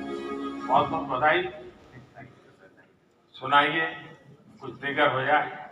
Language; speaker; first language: Hindi; non-native, local second language; Gujarati